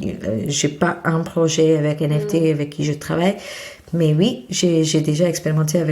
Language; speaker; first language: French; non-native, fluent; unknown